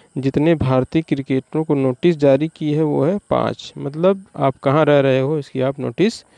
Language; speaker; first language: Hindi; native; Hindi